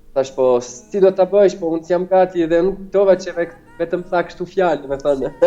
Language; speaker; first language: Albanian; early bilingual, heritage; Albanian